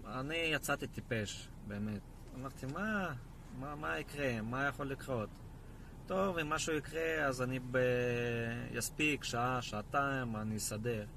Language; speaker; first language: Hebrew; non-native, fluent; Russian